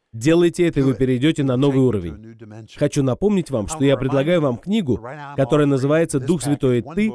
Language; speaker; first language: Russian; non-native, fluent; English